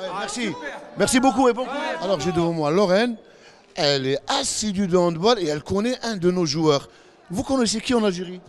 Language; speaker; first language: French; non-native, local second language; Arabic